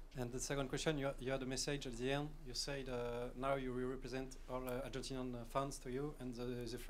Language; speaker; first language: English; non-native, fluent; French